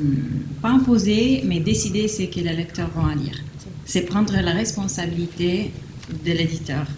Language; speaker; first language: French; non-native, fluent; Italian